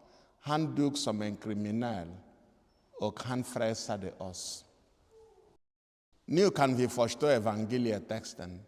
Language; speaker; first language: Swedish; non-native, fluent; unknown